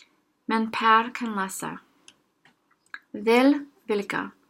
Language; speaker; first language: Norwegian; non-native, learner; English